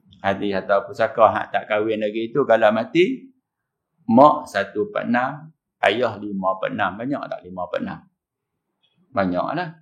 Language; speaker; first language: Malay; native; Malay